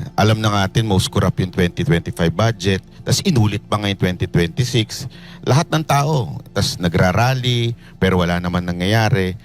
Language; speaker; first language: Filipino; native; Filipino